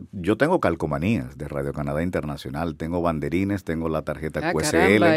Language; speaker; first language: Spanish; native; Spanish